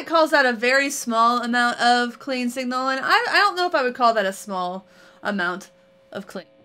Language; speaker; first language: English; native; English